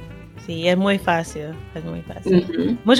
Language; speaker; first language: Spanish; non-native, fluent; English